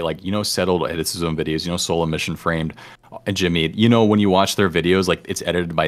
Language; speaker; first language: English; native; English